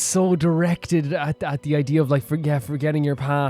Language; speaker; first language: English; native; English